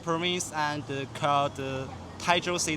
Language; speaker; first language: English; non-native, learner; Chinese